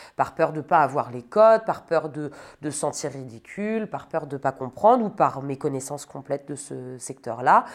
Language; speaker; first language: French; native; French